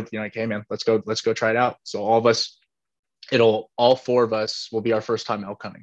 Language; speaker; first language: English; native; English